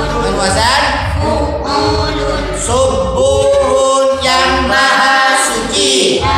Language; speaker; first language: Indonesian; native; Indonesian